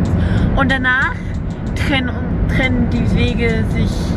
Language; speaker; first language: German; early bilingual, heritage; German